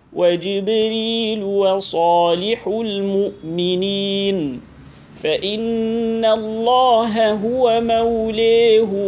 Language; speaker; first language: Arabic; non-native, fluent; Hausa